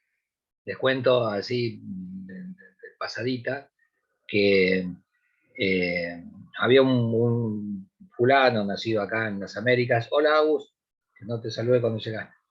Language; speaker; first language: Spanish; native; Spanish